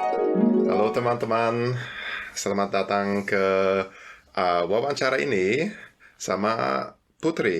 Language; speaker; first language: Indonesian; non-native, fluent; German